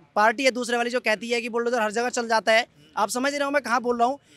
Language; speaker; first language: Hindi; native; Hindi